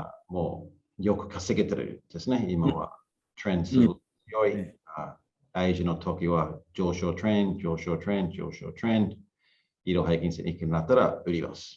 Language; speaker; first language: Japanese; non-native, learner; English